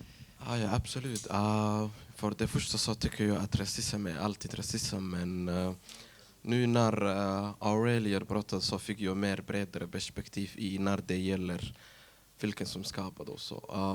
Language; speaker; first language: Swedish; non-native, fluent; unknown